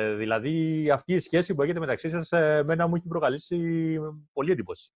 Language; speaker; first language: Greek; native; Greek